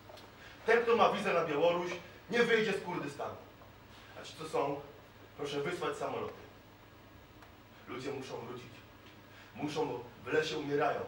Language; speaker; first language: Polish; non-native, fluent; Kurdish